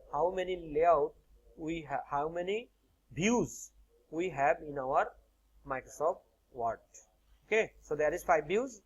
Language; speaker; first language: English; non-native, local second language; Bangla